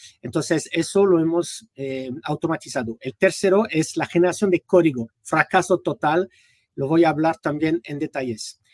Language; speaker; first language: Spanish; non-native, fluent; French